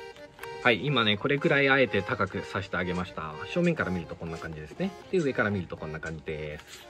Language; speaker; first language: Japanese; native; Japanese